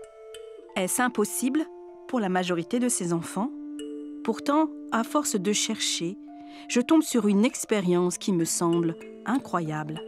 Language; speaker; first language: French; native; French